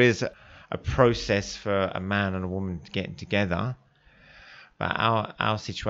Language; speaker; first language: English; native; English